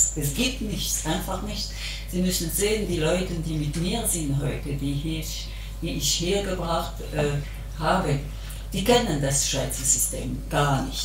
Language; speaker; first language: German; non-native, local second language; French